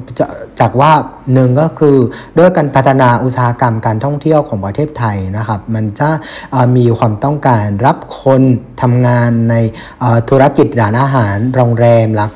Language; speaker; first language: Thai; non-native, fluent; Vietnamese